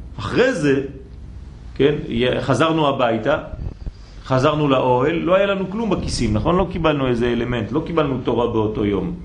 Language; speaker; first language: Hebrew; non-native, fluent; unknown